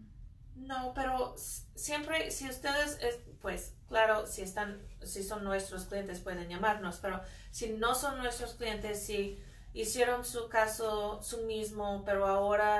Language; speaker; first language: Spanish; non-native, fluent; English